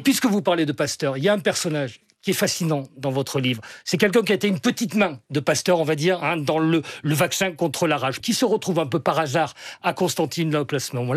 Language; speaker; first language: French; native; French